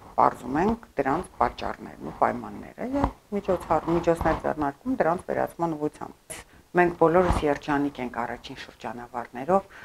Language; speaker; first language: Armenian; early bilingual, heritage; Armenian